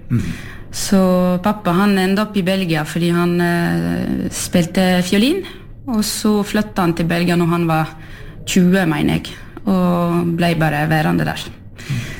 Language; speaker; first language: Norwegian; early bilingual, heritage; Norwegian